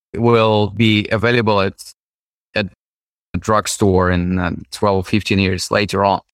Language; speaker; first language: English; non-native, fluent; Russian